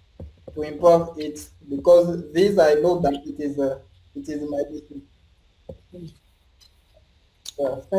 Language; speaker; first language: English; non-native, learner; French